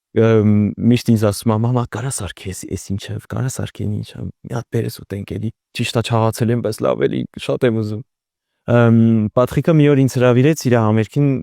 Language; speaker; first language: Armenian; early bilingual, heritage; Armenian